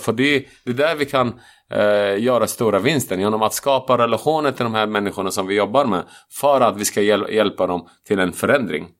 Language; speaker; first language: Swedish; non-native, fluent; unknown